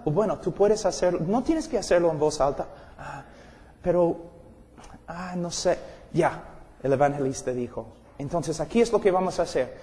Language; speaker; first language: Spanish; non-native, fluent; English